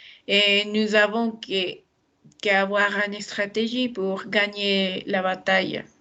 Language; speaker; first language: French; non-native, learner; Spanish